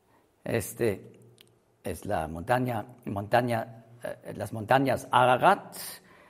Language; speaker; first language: Spanish; non-native, learner; German